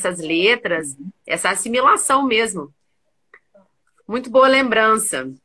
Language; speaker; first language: Portuguese; native; Portuguese